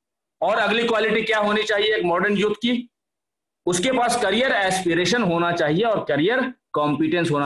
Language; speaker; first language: Hindi; native; Hindi